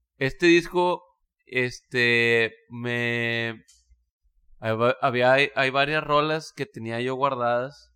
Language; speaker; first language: Spanish; native; Spanish